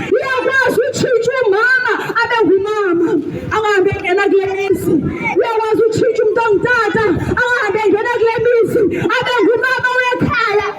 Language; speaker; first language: Zulu; non-native, local second language; Xhosa